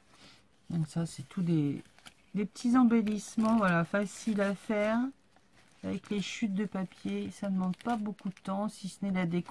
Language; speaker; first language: French; native; French